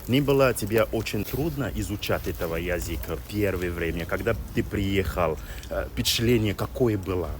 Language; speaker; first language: Russian; non-native, learner; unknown